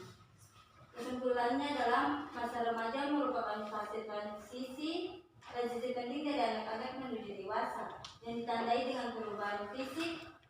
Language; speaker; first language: Indonesian; native; Indonesian